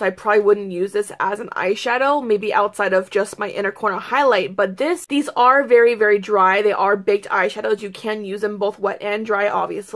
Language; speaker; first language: English; native; English